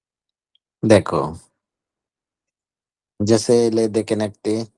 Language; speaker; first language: French; non-native, learner; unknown